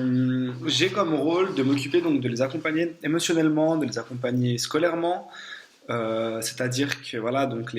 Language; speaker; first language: French; native; French